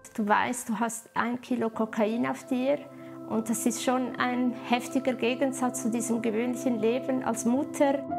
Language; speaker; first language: German; early bilingual, other home language; Italian